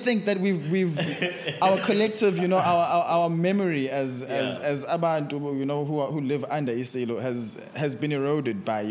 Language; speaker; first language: English; non-native, local second language; Zulu